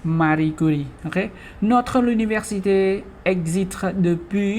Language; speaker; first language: French; non-native, fluent; Khmer